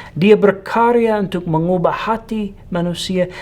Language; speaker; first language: Malay; non-native, fluent; English